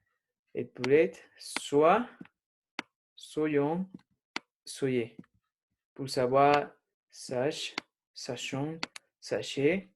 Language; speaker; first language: French; non-native, learner; Spanish